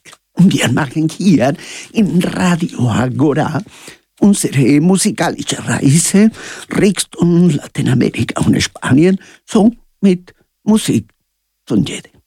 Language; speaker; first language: German; non-native, learner; Spanish